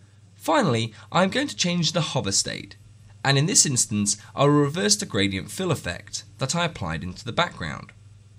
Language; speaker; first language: English; native; English